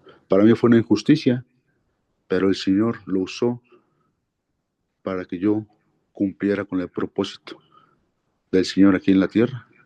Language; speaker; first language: Spanish; native; Spanish